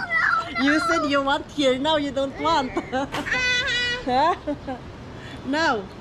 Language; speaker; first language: English; non-native, local second language; Filipino